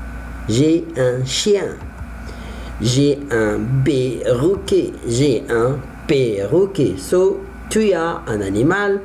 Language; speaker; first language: French; non-native, fluent; Arabic